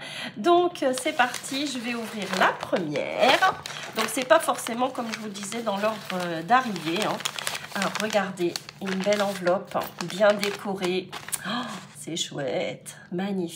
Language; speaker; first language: French; native; French